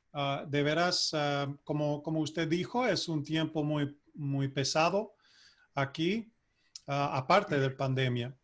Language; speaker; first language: Spanish; non-native, fluent; English